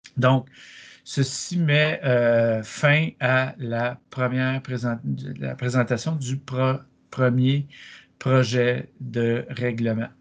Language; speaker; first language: French; native; French